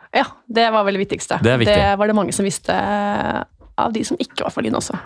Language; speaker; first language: Norwegian; native; Norwegian